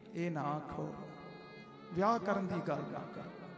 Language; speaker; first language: Punjabi; early bilingual, heritage; Punjabi